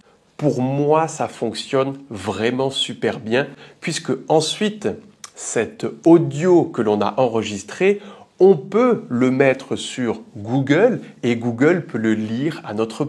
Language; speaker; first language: French; native; French